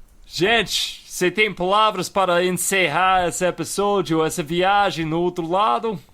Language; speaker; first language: Portuguese; non-native, fluent; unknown